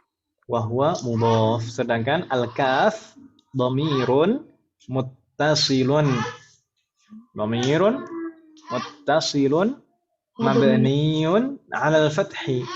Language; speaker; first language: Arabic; non-native, fluent; Indonesian